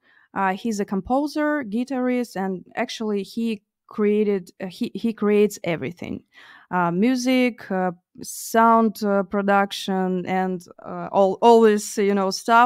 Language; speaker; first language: English; non-native, fluent; Russian